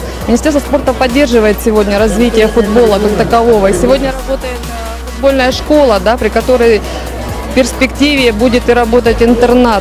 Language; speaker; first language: Russian; native; Russian